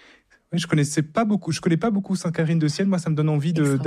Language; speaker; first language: French; native; French